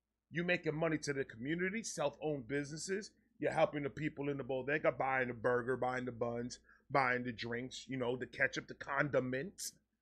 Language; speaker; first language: English; early bilingual, other home language; Spanish